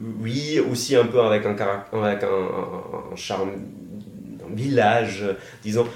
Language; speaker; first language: French; non-native, fluent; German